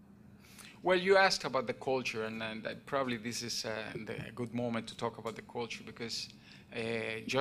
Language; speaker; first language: English; non-native, fluent; Spanish